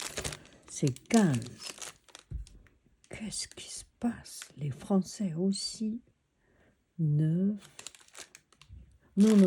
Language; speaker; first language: French; non-native, learner; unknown